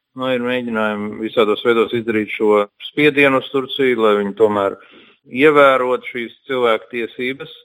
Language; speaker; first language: Latvian; native; Latvian